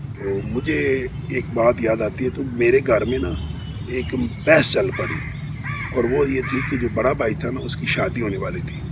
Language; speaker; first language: Urdu; non-native, local second language; Punjabi